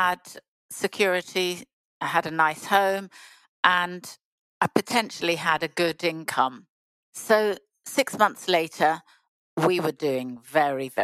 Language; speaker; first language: English; native; English